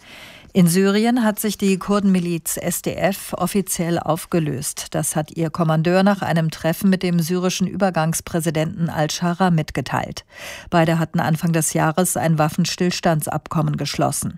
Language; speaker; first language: German; native; German